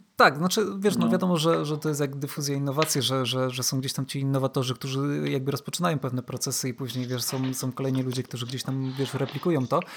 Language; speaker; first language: Polish; native; Polish